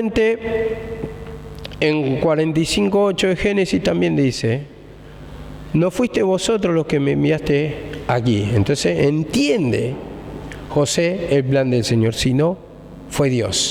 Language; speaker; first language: Spanish; native; Spanish